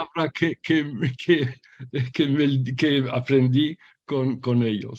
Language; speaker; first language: Spanish; early bilingual, heritage; Ladino